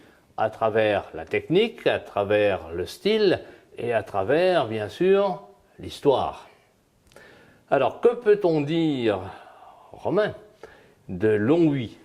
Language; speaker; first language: French; native; French